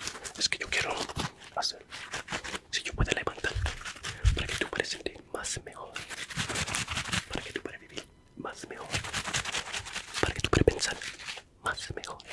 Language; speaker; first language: Spanish; non-native, fluent; English